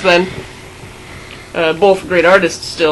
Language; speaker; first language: English; native; English